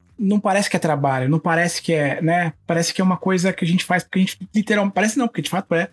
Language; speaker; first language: Portuguese; native; Portuguese